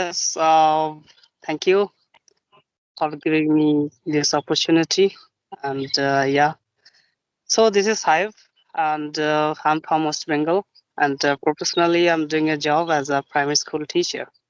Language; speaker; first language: English; non-native, local second language; Bangla